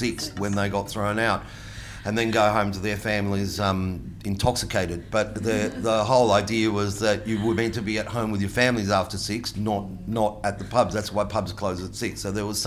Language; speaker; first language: English; non-native, local second language; Italian